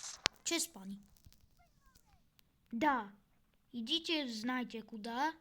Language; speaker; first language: Russian; non-native, fluent; Armenian